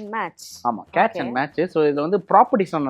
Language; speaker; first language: Tamil; native; Tamil